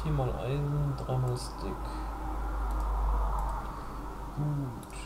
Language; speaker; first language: German; native; German